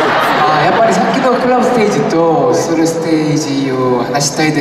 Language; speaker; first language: Japanese; non-native, learner; Korean